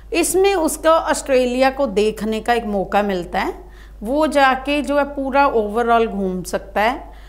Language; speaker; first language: Hindi; non-native, local second language; Punjabi